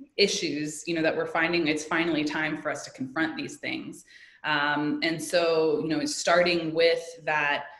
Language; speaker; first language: English; native; English